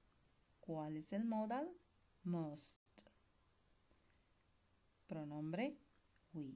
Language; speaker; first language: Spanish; native; Spanish